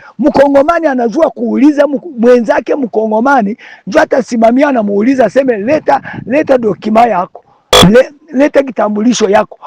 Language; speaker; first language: Swahili; native; Swahili